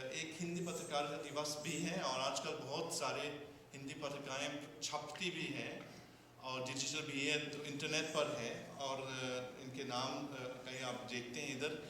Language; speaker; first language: Hindi; non-native, fluent; German